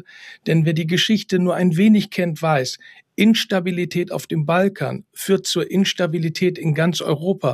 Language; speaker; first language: German; native; German